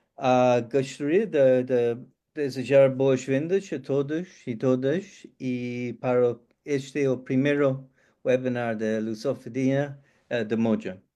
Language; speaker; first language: Portuguese; non-native, fluent; English